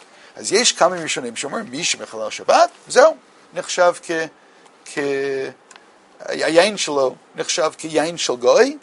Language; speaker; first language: Hebrew; non-native, fluent; English